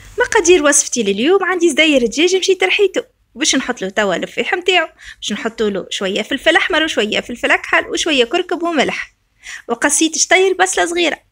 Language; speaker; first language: Arabic; native; Arabic